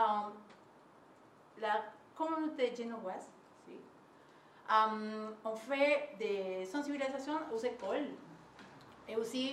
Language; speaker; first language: French; non-native, learner; Spanish